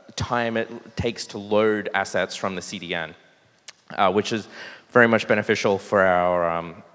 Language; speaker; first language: English; native; English